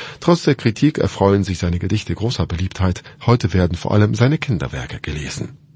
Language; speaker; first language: German; non-native, fluent; Polish